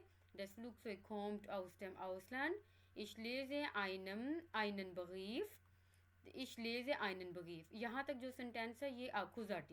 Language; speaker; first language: German; non-native, fluent; Urdu